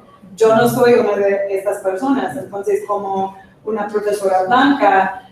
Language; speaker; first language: Spanish; non-native, fluent; English